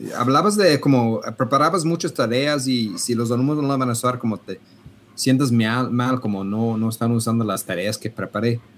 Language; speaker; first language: Spanish; non-native, fluent; English